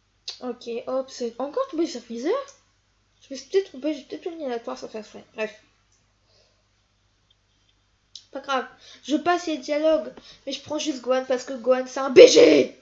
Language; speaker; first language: French; native; French